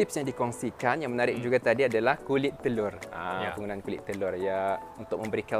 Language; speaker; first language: Malay; native; Malay